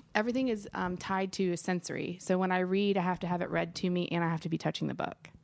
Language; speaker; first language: English; native; English